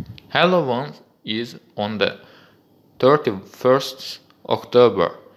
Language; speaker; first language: English; non-native, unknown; Azerbaijani